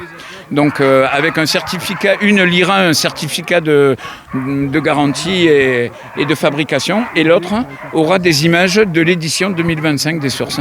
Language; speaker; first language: French; native; French